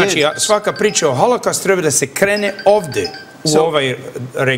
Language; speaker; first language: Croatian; early bilingual, heritage; English